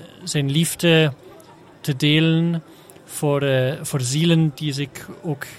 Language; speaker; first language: Dutch; non-native, learner; German